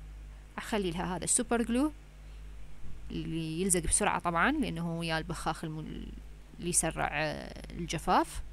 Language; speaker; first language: Arabic; native; Arabic